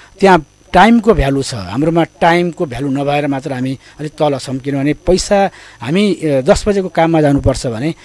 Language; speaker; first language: Nepali; native; Nepali